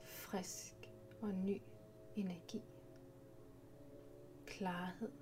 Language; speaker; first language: Danish; native; Danish